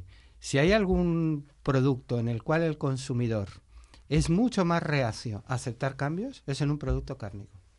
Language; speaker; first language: Spanish; native; Spanish